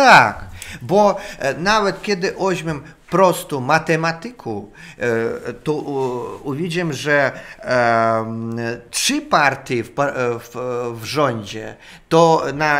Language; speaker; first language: Polish; non-native, fluent; Russian